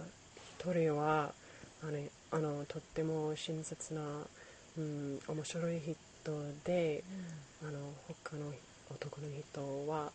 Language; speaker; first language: Japanese; non-native, learner; English